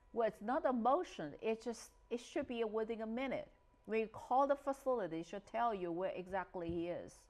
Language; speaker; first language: English; non-native, fluent; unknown